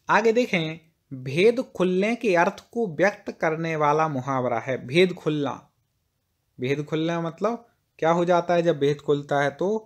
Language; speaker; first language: Hindi; native; Hindi